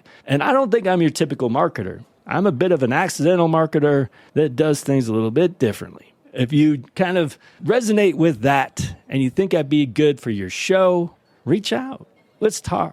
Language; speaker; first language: English; native; English